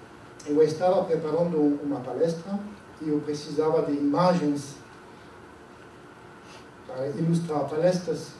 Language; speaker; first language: Portuguese; non-native, fluent; French